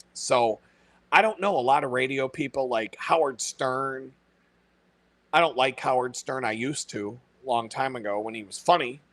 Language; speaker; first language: English; native; English